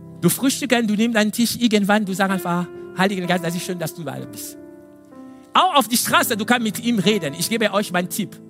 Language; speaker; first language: German; non-native, fluent; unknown